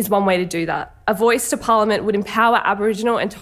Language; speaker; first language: English; native; English